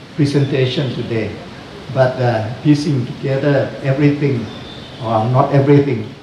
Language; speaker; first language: English; non-native, fluent; Thai